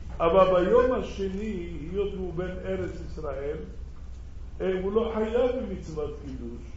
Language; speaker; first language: Hebrew; early bilingual, other home language; Arabic